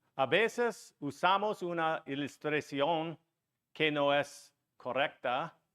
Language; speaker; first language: Spanish; non-native, learner; English